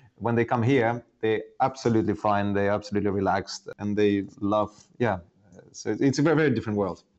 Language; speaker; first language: English; non-native, fluent; Estonian